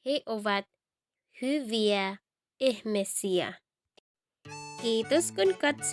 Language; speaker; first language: Finnish; non-native, fluent; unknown